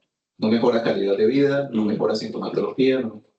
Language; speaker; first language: Spanish; native; Spanish